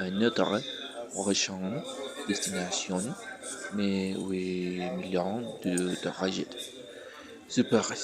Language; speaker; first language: French; non-native, learner; Spanish